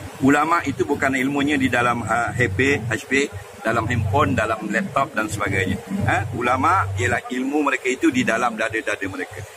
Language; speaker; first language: Malay; native; Malay